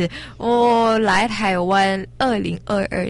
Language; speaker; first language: Chinese; non-native, learner; Thai